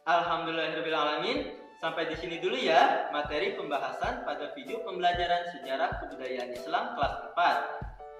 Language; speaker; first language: Indonesian; native; Indonesian